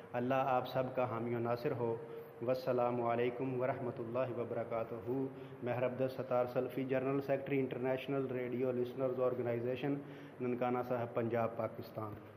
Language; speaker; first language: Urdu; non-native, local second language; Punjabi